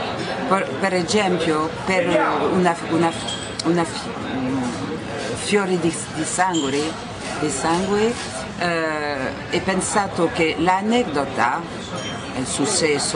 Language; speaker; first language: Italian; non-native, learner; French